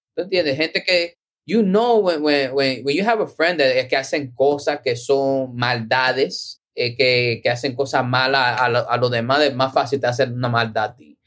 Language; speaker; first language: Spanish; early bilingual, heritage; Spanish